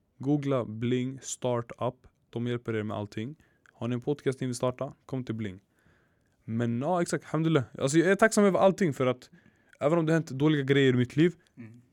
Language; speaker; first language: Swedish; early bilingual, other home language; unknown